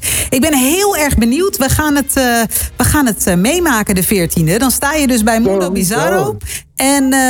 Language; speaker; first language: Dutch; native; Dutch